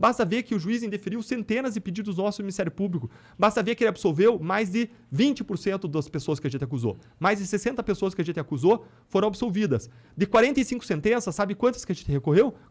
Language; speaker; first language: Portuguese; native; Portuguese